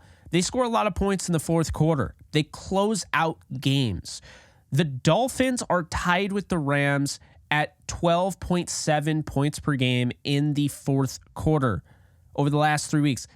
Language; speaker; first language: English; native; English